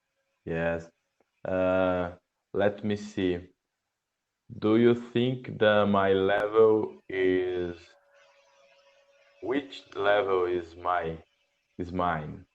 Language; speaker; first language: English; non-native, learner; Portuguese